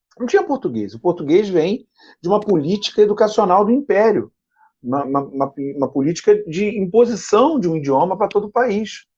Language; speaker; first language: Portuguese; native; Portuguese